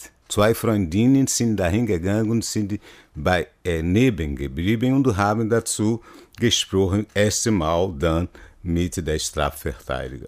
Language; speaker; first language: German; non-native, fluent; Portuguese